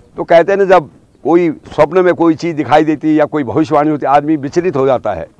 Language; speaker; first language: Hindi; non-native, local second language; Garhwali